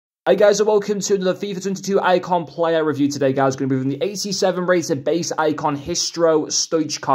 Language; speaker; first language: English; native; English